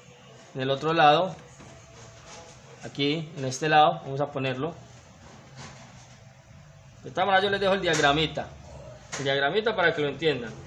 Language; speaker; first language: Spanish; native; Spanish